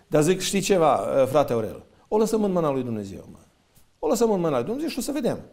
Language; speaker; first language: Romanian; native; Romanian